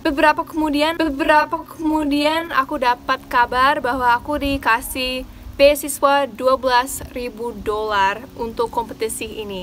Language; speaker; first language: Indonesian; non-native, fluent; English